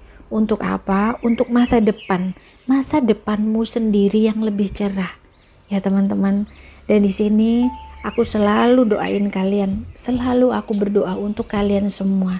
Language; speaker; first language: Indonesian; native; Indonesian